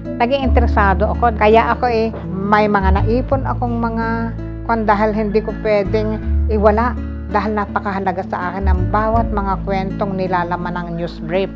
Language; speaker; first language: Filipino; native; Filipino